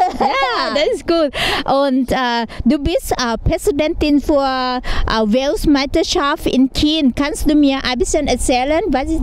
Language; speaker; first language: German; non-native, learner; Thai